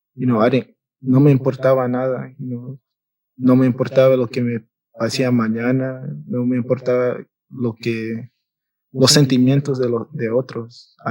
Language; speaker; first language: Spanish; early bilingual, heritage; Spanish